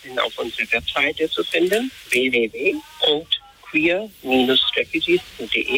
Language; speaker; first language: German; non-native, fluent; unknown